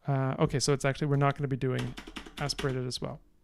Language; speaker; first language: English; native; English